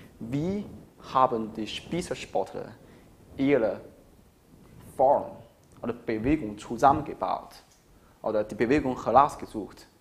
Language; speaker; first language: German; non-native, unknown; Chinese